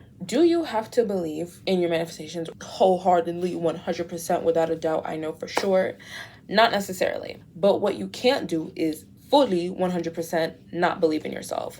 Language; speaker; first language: English; native; English